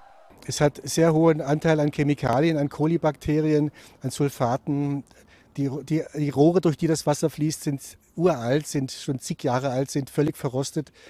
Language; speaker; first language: German; native; German